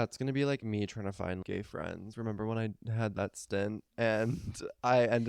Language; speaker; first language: English; native; English